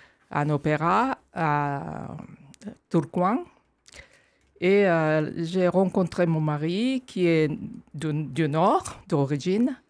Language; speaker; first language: French; non-native, fluent; Japanese